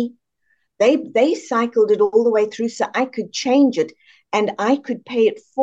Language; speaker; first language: English; native; English